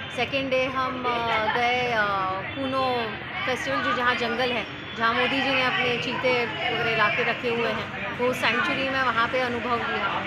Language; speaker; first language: Hindi; non-native, local second language; Marathi